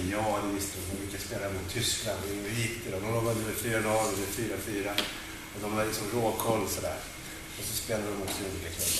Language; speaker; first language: Swedish; native; Swedish